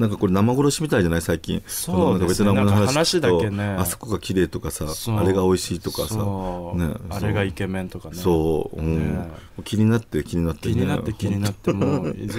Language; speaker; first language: Japanese; native; Japanese